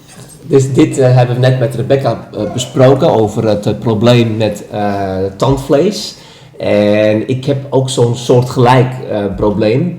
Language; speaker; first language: Dutch; non-native, fluent; Indonesian